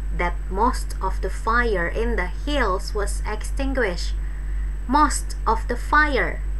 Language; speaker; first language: English; non-native, fluent; Indonesian